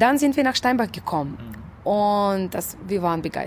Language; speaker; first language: German; non-native, fluent; Russian